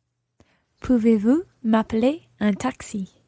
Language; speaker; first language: French; non-native, learner; English